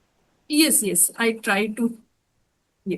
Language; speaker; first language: English; non-native, learner; Hindi